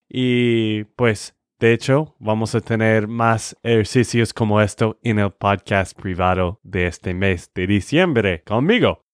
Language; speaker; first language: Spanish; non-native, learner; English